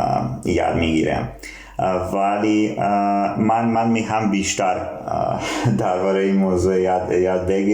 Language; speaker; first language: Persian; non-native, learner; Serbian